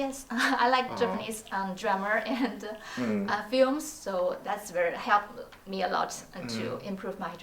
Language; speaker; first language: English; non-native, learner; Chinese